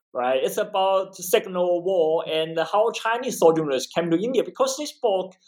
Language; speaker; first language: English; non-native, fluent; Chinese